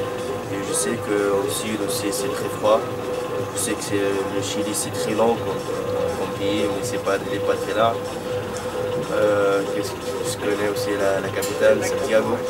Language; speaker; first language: French; non-native, fluent; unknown